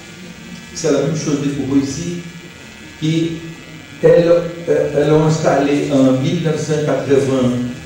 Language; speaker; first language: French; non-native, learner; Portuguese